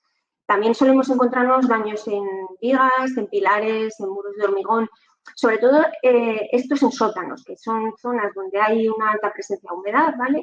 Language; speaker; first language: Spanish; native; Spanish